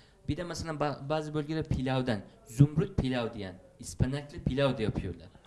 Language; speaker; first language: Turkish; non-native, fluent; Uzbek